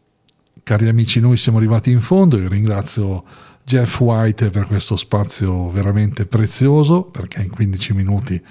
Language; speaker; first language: Italian; native; Italian